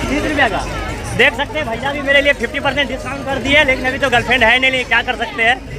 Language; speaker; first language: Hindi; native; Hindi